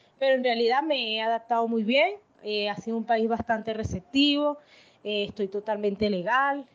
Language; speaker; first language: Spanish; native; Spanish